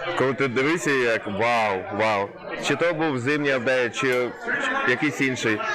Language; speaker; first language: Ukrainian; non-native, local second language; Russian